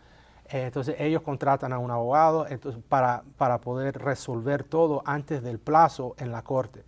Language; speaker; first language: Spanish; native; Spanish